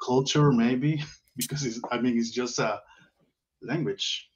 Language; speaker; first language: English; non-native, learner; Spanish